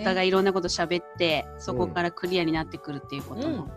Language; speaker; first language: Japanese; native; Japanese